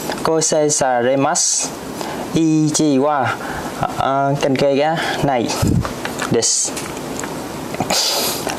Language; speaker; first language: Japanese; non-native, learner; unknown